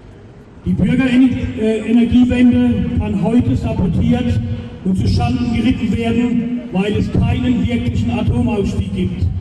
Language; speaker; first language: German; native; German